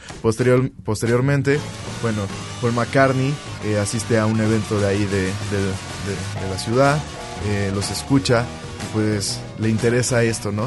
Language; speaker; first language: Spanish; native; Spanish